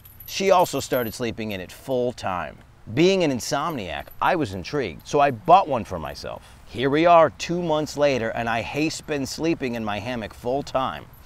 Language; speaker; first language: English; native; English